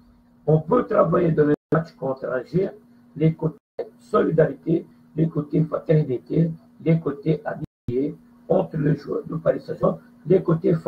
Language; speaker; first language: French; non-native, fluent; Portuguese